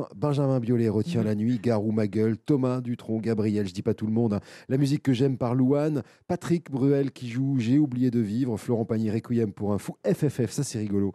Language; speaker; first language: French; native; French